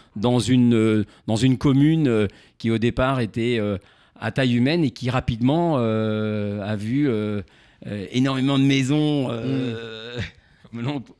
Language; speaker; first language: French; native; French